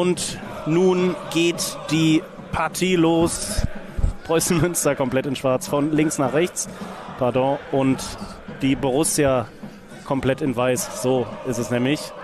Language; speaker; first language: German; native; German